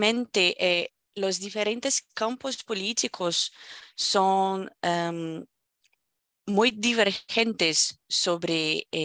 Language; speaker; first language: Spanish; non-native, fluent; Portuguese